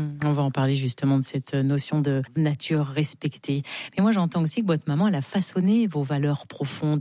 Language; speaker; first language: French; native; French